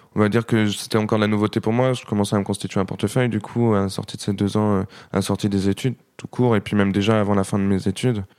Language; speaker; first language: French; native; French